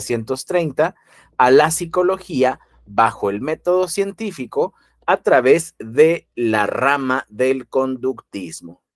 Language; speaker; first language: Spanish; native; Spanish